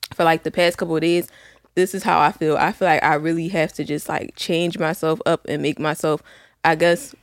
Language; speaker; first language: English; native; English